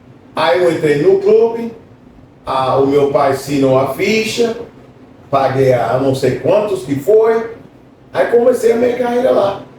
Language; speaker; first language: Portuguese; non-native, fluent; English